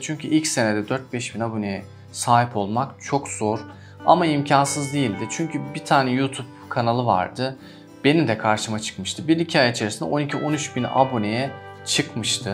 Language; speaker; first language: Turkish; native; Turkish